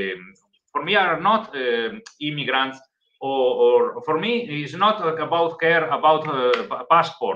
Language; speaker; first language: English; non-native, learner; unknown